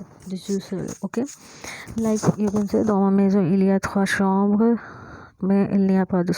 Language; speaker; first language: French; non-native, fluent; Hindi